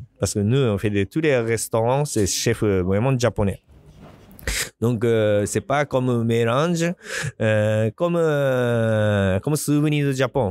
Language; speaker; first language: French; non-native, learner; Japanese